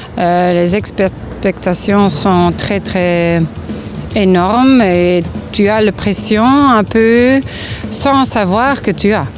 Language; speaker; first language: French; non-native, local second language; Dutch